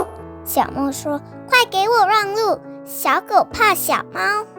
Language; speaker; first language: Chinese; non-native, learner; Vietnamese